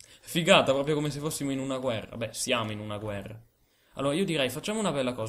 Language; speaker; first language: Italian; native; Italian